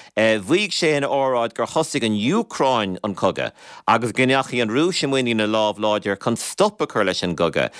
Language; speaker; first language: Irish; native; Irish